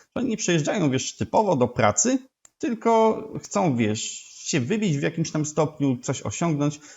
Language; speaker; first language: Polish; native; Polish